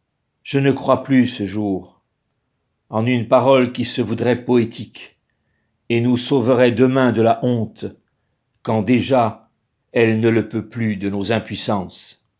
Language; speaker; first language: French; native; French